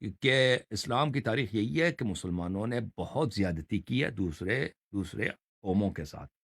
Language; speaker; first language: Urdu; non-native, fluent; Persian